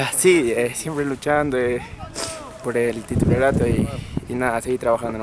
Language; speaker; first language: Spanish; native; Spanish